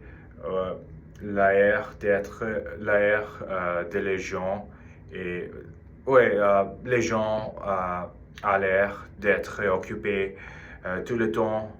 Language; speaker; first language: French; non-native, learner; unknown